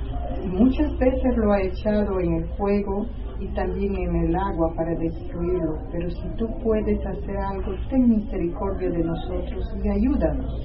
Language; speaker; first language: Spanish; native; Spanish